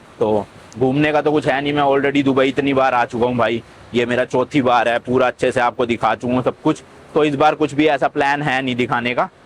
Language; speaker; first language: Hindi; native; Hindi